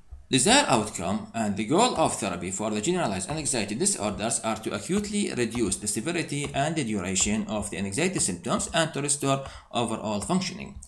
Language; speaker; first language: English; non-native, fluent; Arabic